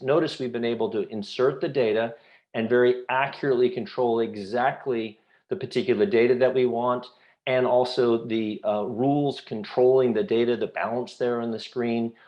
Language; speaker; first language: English; native; English